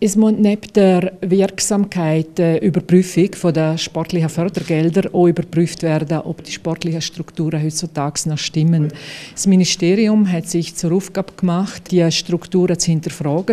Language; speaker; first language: German; native; German